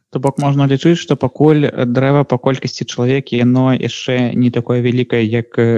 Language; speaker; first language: Belarusian; non-native, local second language; Russian